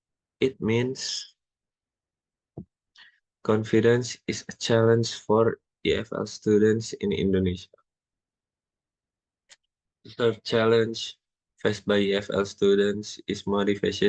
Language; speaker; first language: English; non-native, learner; Indonesian